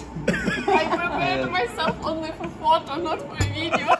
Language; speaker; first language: English; non-native, fluent; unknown